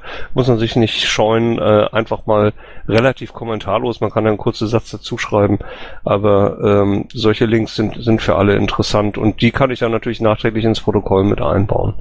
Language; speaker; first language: German; native; German